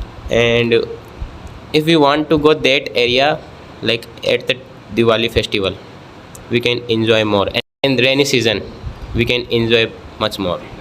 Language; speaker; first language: English; non-native, learner; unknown